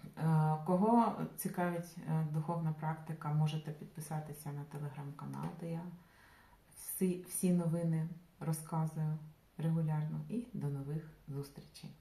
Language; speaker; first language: Ukrainian; non-native, local second language; Russian